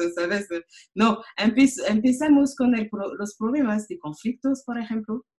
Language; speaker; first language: Spanish; non-native, learner; French